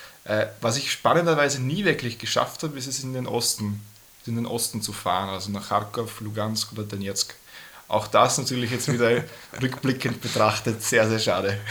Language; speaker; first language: German; native; German